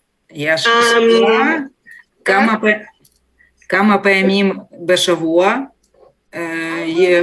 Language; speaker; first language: Hebrew; non-native, learner; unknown